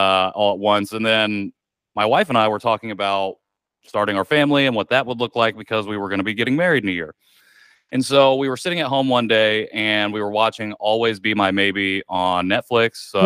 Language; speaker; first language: English; native; English